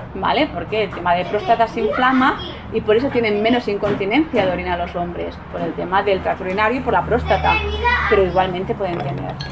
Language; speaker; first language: Spanish; non-native, local second language; Catalan